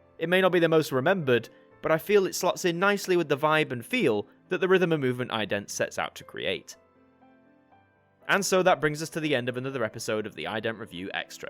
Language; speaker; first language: English; native; English